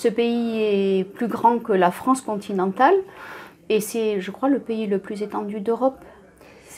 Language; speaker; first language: French; native; French